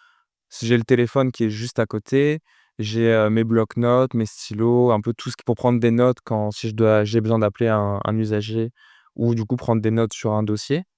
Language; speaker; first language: French; native; French